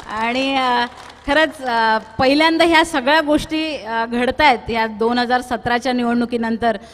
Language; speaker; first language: Marathi; non-native, local second language; Tulu